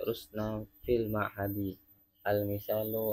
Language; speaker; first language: Arabic; non-native, fluent; Javanese